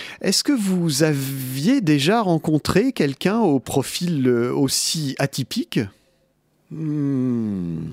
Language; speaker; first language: French; native; French